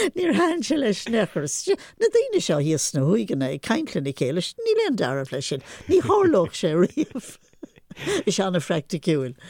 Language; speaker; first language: Irish; non-native, local second language; English